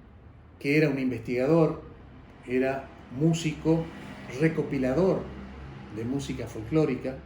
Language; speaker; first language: Spanish; native; Spanish